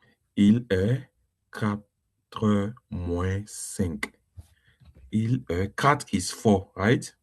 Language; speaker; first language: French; non-native, learner; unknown